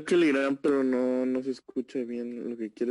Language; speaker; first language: Spanish; native; Spanish